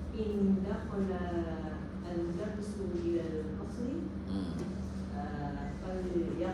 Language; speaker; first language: Arabic; non-native, learner; Malay